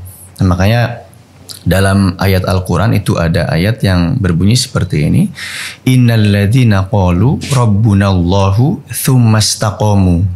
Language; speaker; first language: Indonesian; native; Indonesian